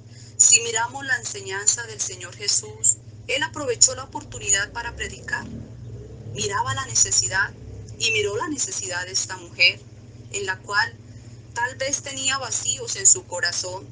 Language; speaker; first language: Spanish; native; Spanish